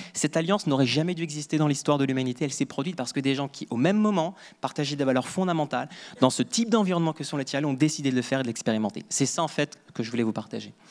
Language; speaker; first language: French; native; French